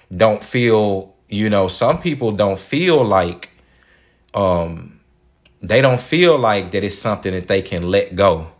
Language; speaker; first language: English; native; English